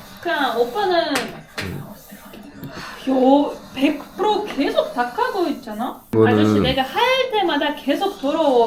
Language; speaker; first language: Korean; non-native, learner; Russian